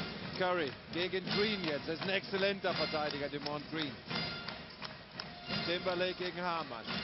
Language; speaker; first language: German; native; German